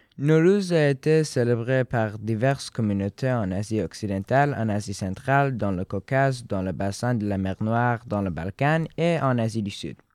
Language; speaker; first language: French; non-native, fluent; Persian